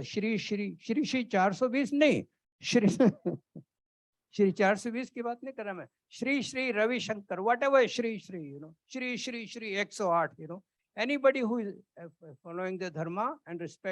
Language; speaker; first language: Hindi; native; Hindi